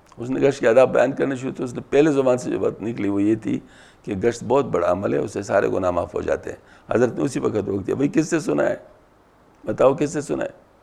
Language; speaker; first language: Urdu; non-native, local second language; Pashto